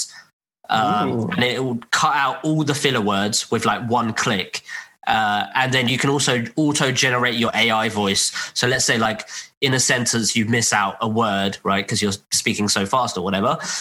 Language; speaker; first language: English; non-native, local second language; Cantonese